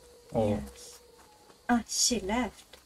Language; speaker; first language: English; non-native, fluent; Japanese